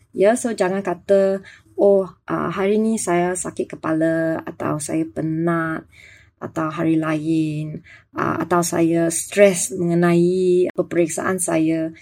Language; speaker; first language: Malay; non-native, local second language; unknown